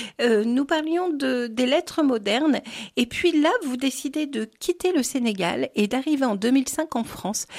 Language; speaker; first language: French; native; French